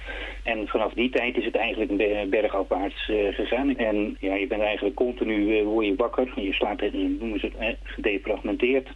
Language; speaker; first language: Dutch; native; Dutch